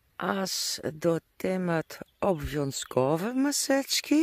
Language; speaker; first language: Polish; non-native, learner; Dutch